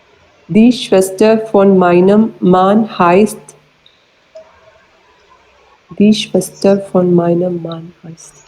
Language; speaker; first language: German; non-native, learner; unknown